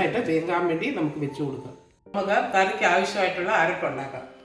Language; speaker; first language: Malayalam; native; Malayalam